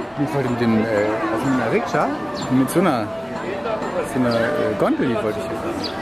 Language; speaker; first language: German; native; German